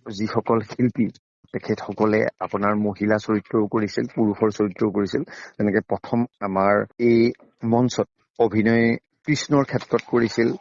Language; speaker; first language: Assamese; native; Assamese